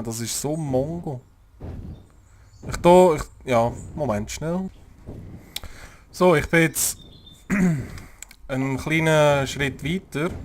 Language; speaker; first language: German; native; German